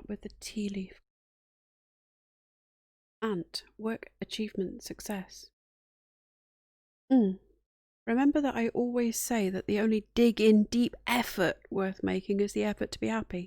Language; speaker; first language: English; native; English